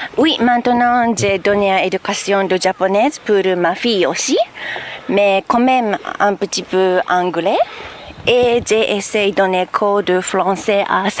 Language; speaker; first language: French; non-native, learner; Japanese